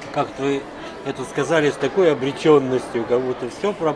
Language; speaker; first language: Russian; native; Russian